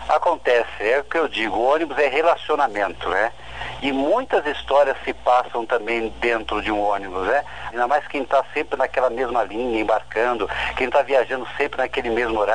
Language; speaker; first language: Portuguese; native; Portuguese